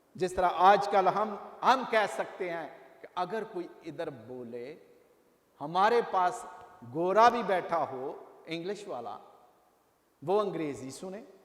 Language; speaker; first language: Urdu; non-native, local second language; Punjabi